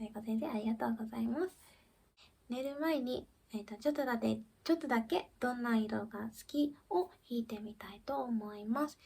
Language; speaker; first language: Japanese; early bilingual, heritage; Japanese